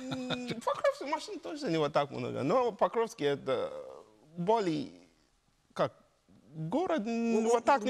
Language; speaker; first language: Russian; non-native, learner; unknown